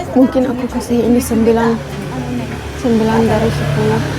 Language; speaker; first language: Indonesian; non-native, fluent; Arabic